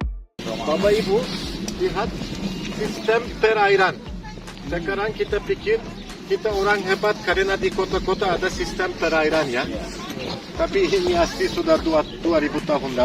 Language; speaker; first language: Indonesian; non-native, fluent; Turkish